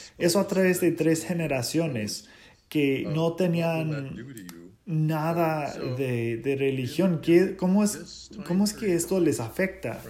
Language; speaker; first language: Spanish; non-native, fluent; English